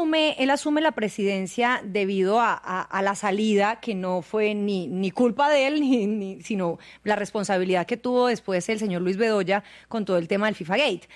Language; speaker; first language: Spanish; native; Spanish